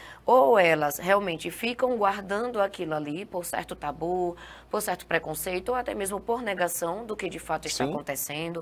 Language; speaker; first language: Portuguese; native; Portuguese